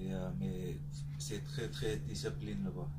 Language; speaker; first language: French; non-native, learner; Tongan